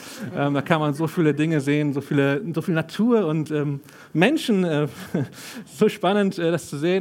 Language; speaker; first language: German; native; German